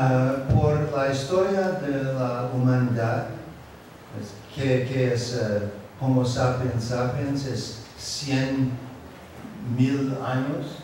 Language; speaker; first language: Spanish; non-native, fluent; English